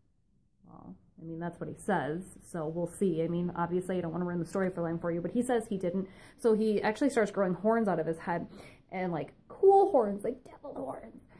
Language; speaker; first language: English; native; English